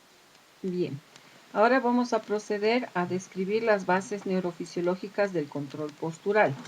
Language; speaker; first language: Spanish; native; Spanish